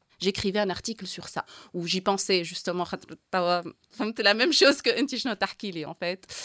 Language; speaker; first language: French; non-native, local second language; Arabic